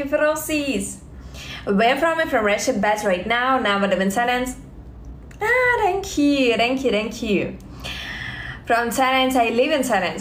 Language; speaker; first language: English; non-native, learner; Russian